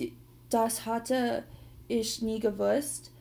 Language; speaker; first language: German; non-native, learner; English